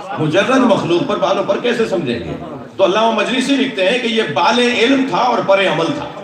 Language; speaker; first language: Urdu; native; Urdu